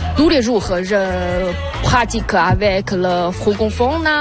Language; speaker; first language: French; non-native, learner; Chinese